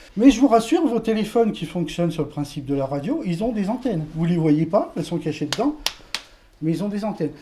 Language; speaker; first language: French; native; French